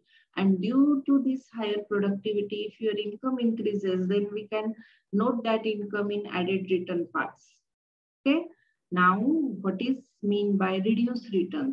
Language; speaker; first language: English; non-native, local second language; Marathi